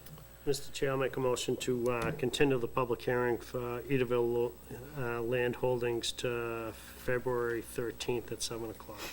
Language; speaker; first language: English; native; English